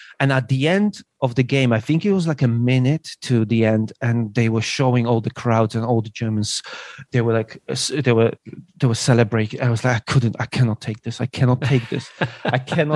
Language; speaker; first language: English; non-native, fluent; Polish